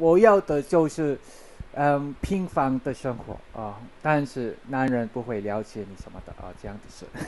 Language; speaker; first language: Chinese; non-native, learner; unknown